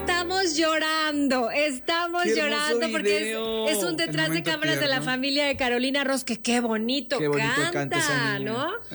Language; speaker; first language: Spanish; native; Spanish